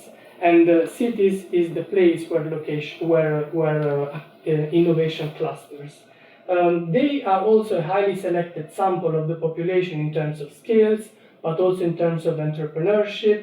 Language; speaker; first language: English; non-native, fluent; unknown